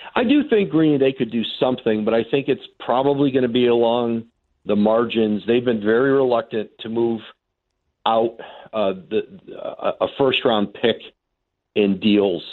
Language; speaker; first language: English; native; English